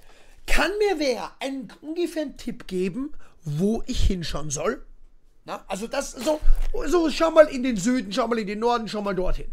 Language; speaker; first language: German; native; German